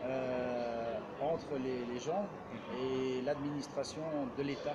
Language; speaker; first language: French; native; French